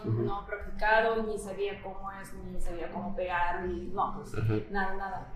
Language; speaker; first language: Spanish; non-native, fluent; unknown